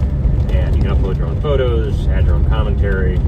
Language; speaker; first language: English; native; English